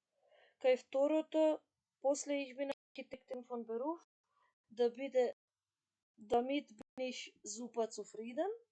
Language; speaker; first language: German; non-native, fluent; Macedonian